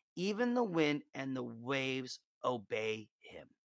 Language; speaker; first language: English; native; English